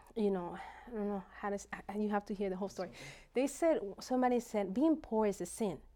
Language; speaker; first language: English; non-native, fluent; Spanish